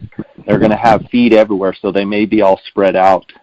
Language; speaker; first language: English; native; English